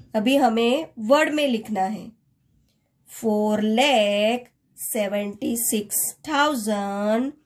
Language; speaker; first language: Hindi; non-native, local second language; Gujarati